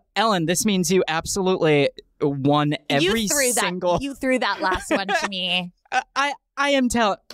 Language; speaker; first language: English; native; English